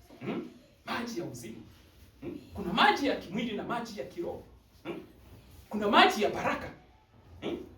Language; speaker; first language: Swahili; native; Swahili